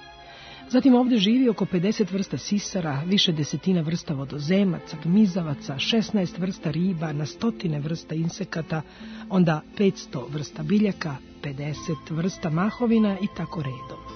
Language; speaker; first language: Serbian; native; Serbian